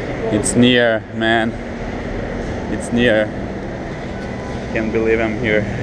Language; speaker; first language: English; non-native, learner; Portuguese